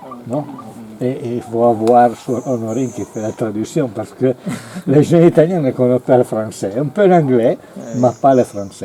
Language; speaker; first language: French; non-native, learner; Italian